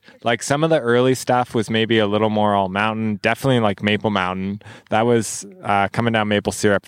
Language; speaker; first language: English; native; English